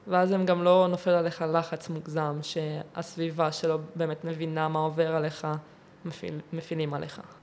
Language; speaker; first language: Hebrew; native; Hebrew